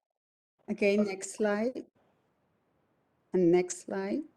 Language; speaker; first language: English; non-native, fluent; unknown